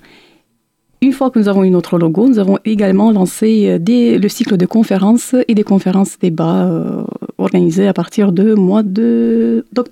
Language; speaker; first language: French; non-native, fluent; Romanian